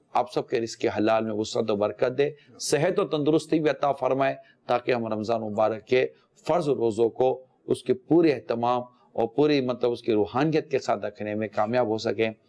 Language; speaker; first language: Urdu; native; Urdu